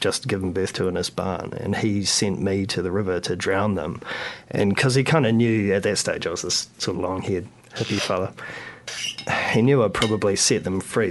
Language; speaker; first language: English; native; English